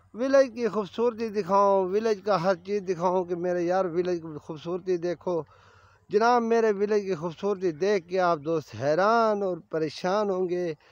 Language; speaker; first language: Urdu; non-native, local second language; Saraiki